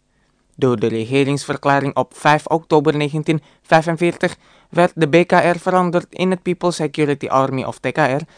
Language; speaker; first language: Dutch; non-native, fluent; Indonesian